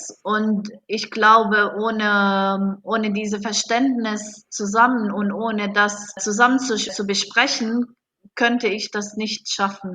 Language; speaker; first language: German; non-native, fluent; Arabic